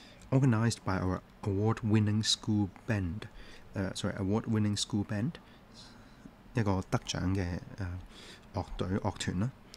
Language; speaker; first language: English; non-native, local second language; Cantonese